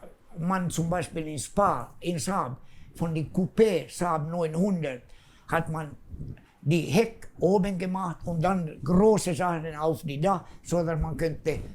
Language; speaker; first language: German; non-native, fluent; Finnish